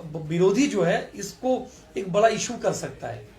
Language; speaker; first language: Hindi; non-native, local second language; Bangla